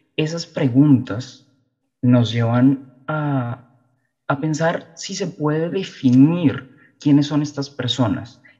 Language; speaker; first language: Spanish; native; Spanish